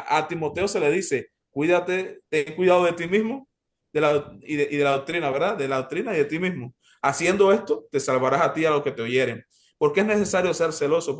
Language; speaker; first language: Spanish; native; Spanish